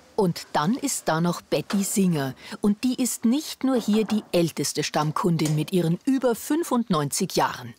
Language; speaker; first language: German; native; German